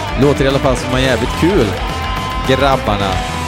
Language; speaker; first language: Swedish; native; Swedish